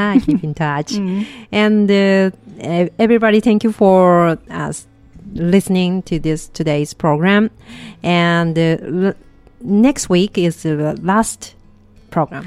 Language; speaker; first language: English; non-native, fluent; Japanese